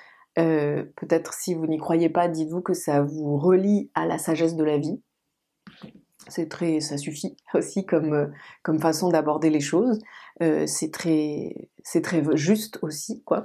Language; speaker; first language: French; native; French